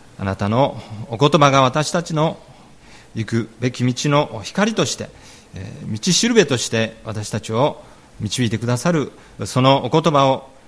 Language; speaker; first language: Japanese; native; Japanese